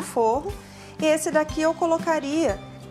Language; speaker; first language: Portuguese; native; Portuguese